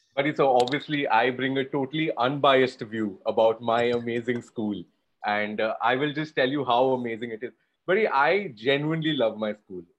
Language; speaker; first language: English; non-native, local second language; Gujarati